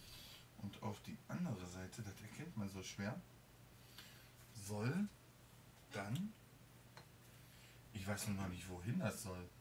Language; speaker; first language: German; native; German